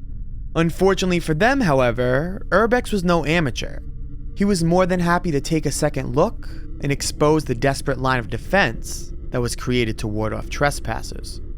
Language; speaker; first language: English; native; English